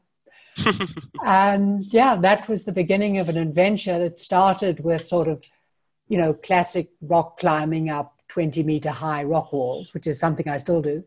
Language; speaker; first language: English; native; English